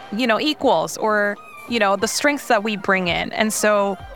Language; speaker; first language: English; non-native, fluent; Korean